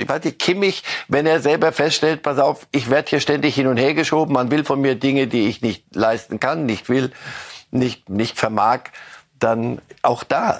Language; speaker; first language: German; native; German